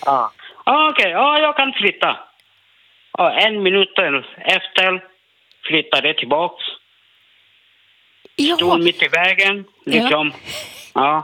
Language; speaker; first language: Swedish; non-native, learner; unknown